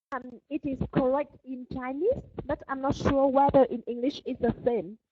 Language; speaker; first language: English; non-native, learner; Vietnamese